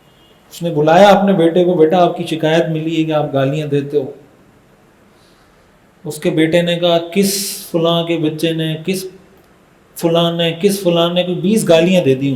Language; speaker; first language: Urdu; native; Urdu